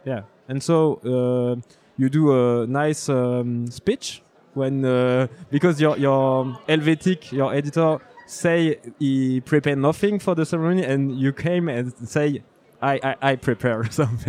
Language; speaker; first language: English; non-native, learner; French